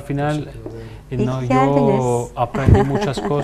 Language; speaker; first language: Spanish; non-native, fluent; Turkish